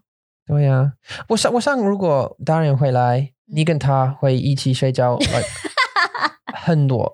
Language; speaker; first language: Chinese; non-native, learner; English